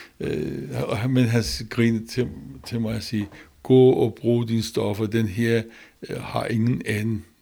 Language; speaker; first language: Danish; non-native, learner; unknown